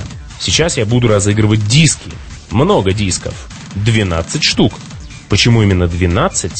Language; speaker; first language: Russian; native; Russian